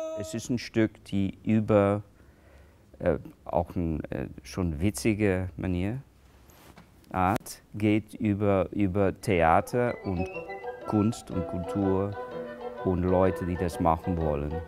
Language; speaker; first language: German; non-native, fluent; English